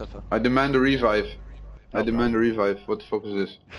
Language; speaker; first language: English; non-native, fluent; Dutch